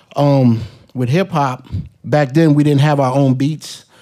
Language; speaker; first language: English; native; English